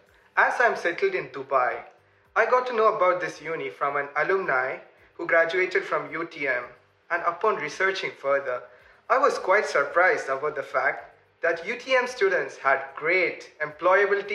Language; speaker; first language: English; non-native, local second language; Tamil